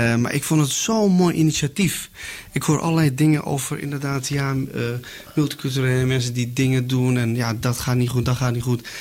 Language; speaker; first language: Dutch; early bilingual, other home language; Kurdish